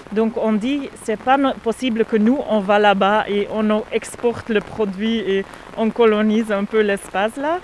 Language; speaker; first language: French; non-native, fluent; Dutch